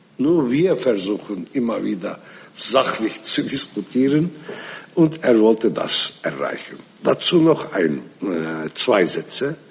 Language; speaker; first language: German; non-native, fluent; Arabic